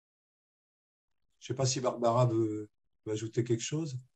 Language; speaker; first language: French; native; French